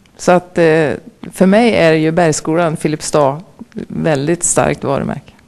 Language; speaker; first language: Swedish; native; Swedish